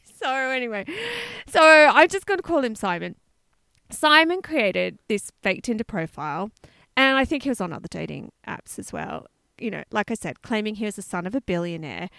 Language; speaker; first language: English; native; English